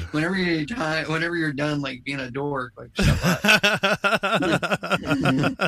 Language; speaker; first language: English; native; English